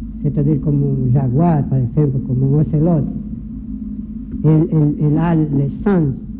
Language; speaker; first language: French; non-native, learner; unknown